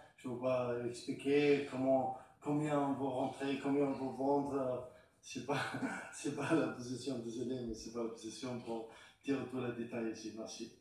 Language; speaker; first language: French; non-native, learner; Arabic